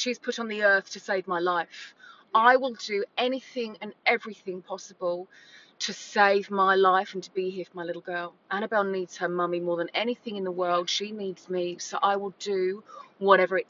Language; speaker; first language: English; native; English